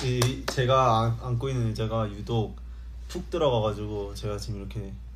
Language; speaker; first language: Korean; early bilingual, heritage; Korean